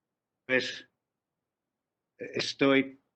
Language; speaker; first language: Spanish; non-native, fluent; English